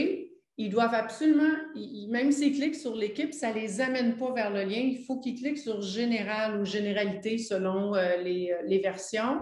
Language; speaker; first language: French; native; French